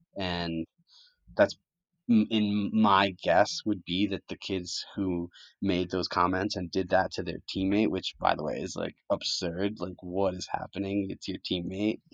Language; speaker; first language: English; early bilingual, other home language; Spanish